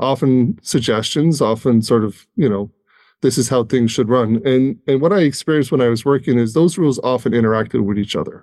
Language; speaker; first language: English; native; English